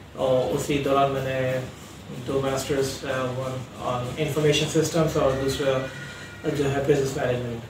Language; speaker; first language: Urdu; native; Urdu